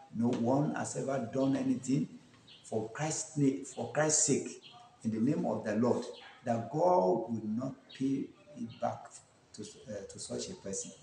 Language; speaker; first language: English; non-native, local second language; Yoruba